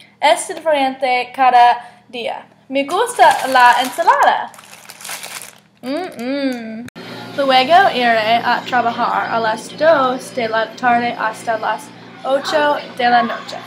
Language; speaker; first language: Spanish; non-native, learner; English